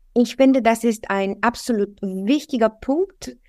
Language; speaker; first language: German; non-native, fluent; Bulgarian